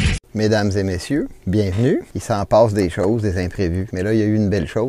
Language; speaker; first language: French; native; French